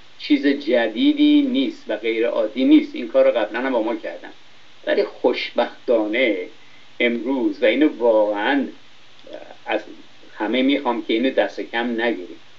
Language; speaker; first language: Persian; native; Persian